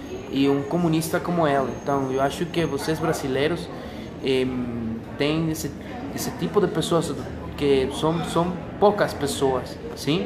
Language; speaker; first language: Portuguese; non-native, fluent; Spanish